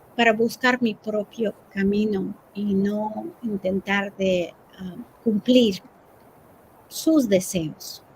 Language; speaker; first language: Spanish; early bilingual, heritage; Spanish